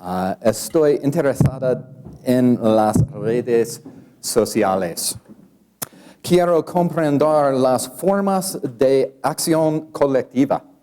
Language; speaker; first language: Spanish; non-native, learner; English